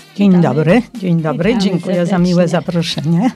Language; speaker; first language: Polish; early bilingual, heritage; Polish